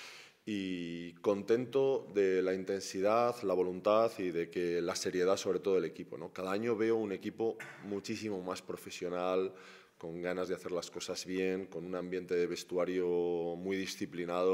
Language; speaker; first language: Spanish; native; Spanish